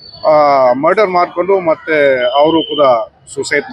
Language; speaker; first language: Kannada; non-native, fluent; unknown